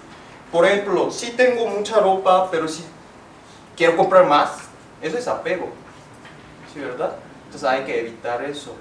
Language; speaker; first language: Spanish; non-native, fluent; Korean